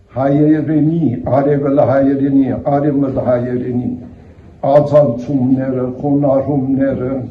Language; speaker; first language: Armenian; early bilingual, heritage; Armenian